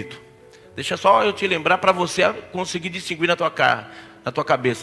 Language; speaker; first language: Portuguese; native; Portuguese